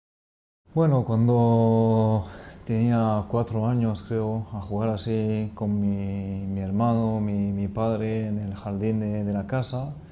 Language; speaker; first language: Spanish; non-native, fluent; French